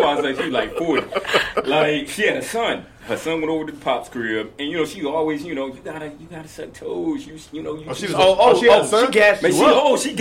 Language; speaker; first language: English; early bilingual, other home language; Igbo